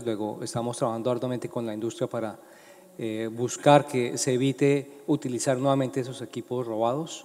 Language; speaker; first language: Spanish; native; Spanish